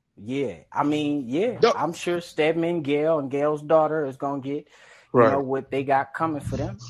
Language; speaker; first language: English; native; English